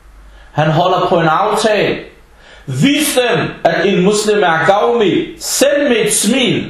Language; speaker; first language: Danish; early bilingual, other home language; Arabic